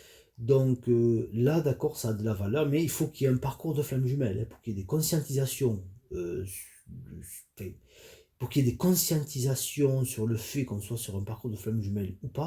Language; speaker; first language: French; native; French